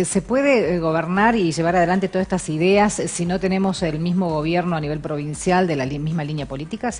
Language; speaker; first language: Spanish; native; Spanish